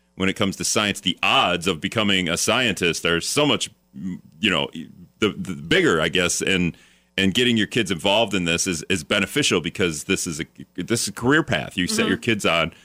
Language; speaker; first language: English; native; English